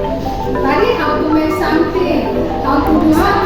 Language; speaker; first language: English; non-native, learner; Indonesian